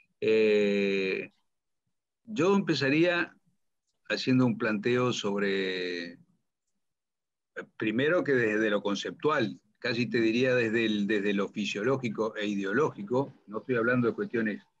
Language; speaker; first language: Spanish; native; Spanish